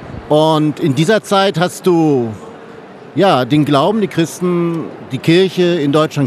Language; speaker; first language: German; native; German